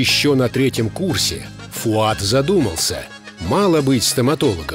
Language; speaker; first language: Russian; native; Russian